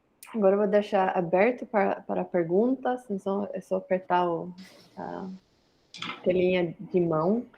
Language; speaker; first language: Portuguese; non-native, fluent; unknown